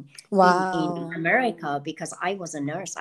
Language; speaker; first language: English; non-native, fluent; Persian